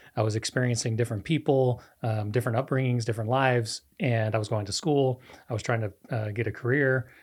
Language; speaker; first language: English; non-native, fluent; Spanish